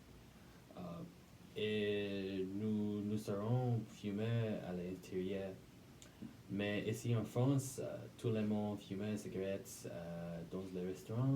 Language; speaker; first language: French; non-native, learner; English